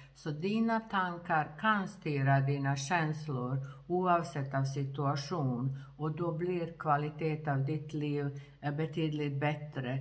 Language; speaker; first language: Swedish; non-native, fluent; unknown